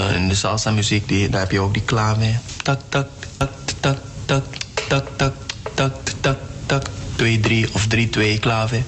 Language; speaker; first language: Dutch; non-native, local second language; English